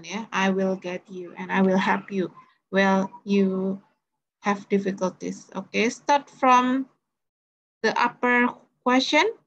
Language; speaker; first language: English; non-native, fluent; Indonesian